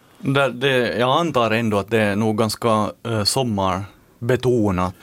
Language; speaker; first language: Swedish; native; Swedish